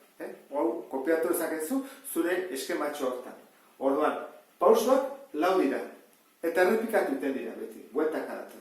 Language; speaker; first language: Basque; native; Basque